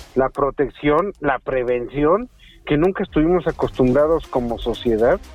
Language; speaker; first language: Spanish; native; Spanish